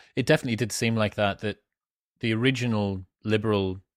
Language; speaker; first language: English; native; English